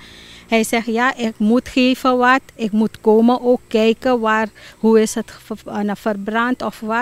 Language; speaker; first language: Dutch; non-native, local second language; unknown